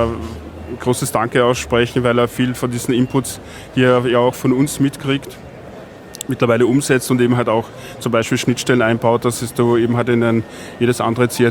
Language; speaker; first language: German; native; German